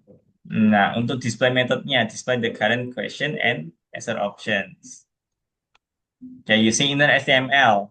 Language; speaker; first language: English; non-native, fluent; Indonesian